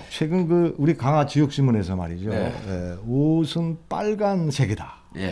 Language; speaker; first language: Korean; native; Korean